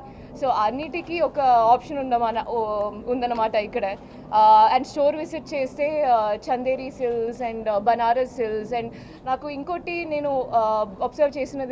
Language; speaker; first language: Telugu; non-native, fluent; Malayalam